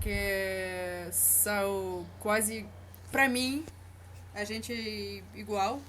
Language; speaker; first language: Portuguese; non-native, learner; Russian